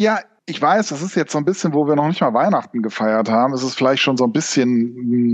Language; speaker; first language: German; native; German